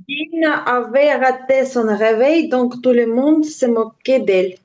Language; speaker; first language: French; non-native, learner; Ukrainian